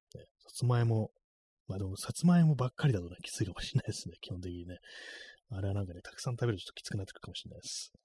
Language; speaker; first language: Japanese; native; Japanese